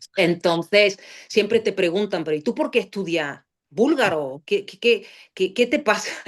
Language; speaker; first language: Spanish; non-native, fluent; Bulgarian